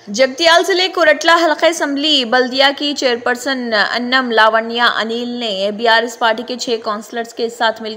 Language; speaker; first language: Urdu; native; Urdu